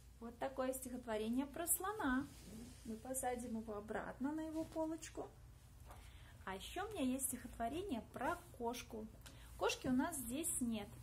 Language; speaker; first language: Russian; native; Russian